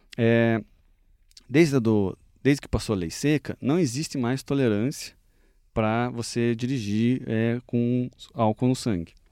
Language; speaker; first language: Portuguese; native; Portuguese